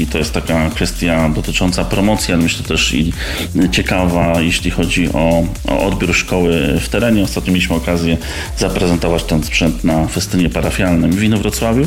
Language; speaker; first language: Polish; native; Polish